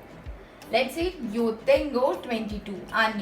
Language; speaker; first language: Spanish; non-native, fluent; Hindi